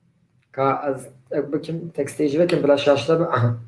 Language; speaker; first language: Kurdish; non-native, local second language; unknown